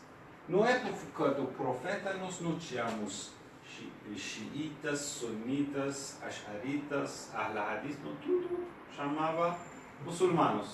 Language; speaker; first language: Portuguese; non-native, fluent; Persian